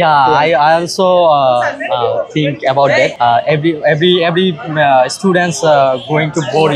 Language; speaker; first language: English; non-native, learner; Bangla